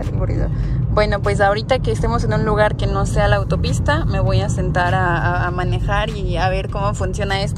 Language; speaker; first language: Spanish; native; Spanish